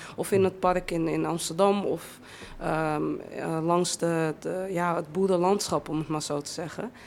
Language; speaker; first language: Dutch; native; Dutch